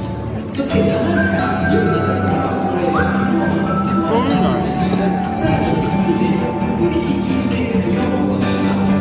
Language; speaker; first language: Japanese; native; Japanese